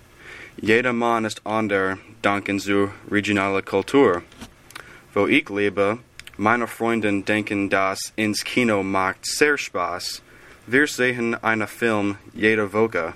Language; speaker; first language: German; non-native, learner; English